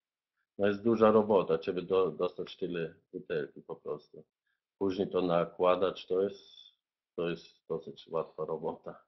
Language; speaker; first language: Polish; non-native, fluent; German